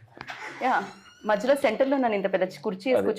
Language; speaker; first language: Telugu; native; Telugu